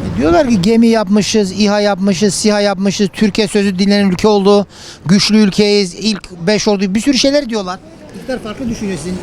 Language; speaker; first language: Turkish; native; Turkish